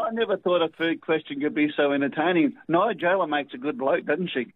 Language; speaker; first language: English; native; English